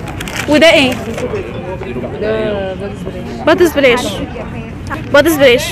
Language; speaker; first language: Arabic; native; Arabic